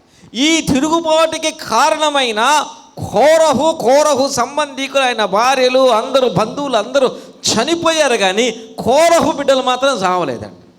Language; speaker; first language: Telugu; native; Telugu